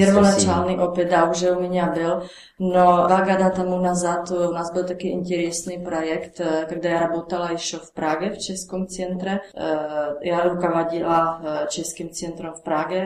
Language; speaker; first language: Russian; non-native, learner; Czech